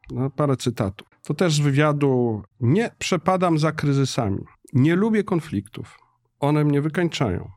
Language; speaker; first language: Polish; native; Polish